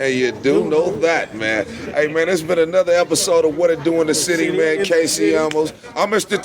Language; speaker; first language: English; native; English